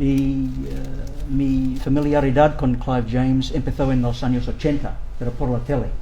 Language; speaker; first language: Spanish; non-native, learner; English